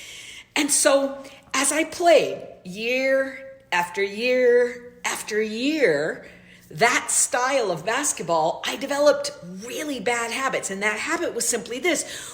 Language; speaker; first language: English; native; English